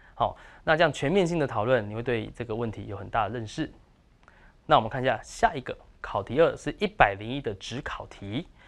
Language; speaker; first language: Chinese; native; Chinese